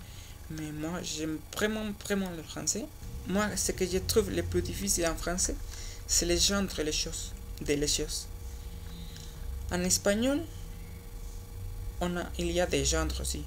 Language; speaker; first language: French; non-native, learner; Spanish